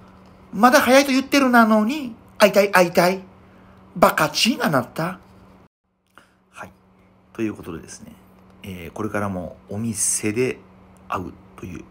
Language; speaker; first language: Japanese; native; Japanese